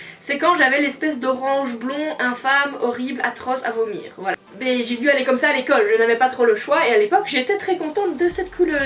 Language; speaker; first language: French; native; French